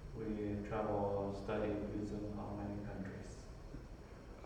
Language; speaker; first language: English; non-native, learner; Vietnamese